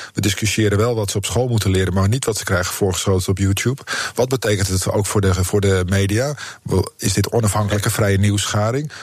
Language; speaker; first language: Dutch; native; Dutch